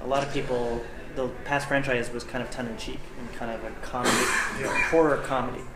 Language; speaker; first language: English; native; English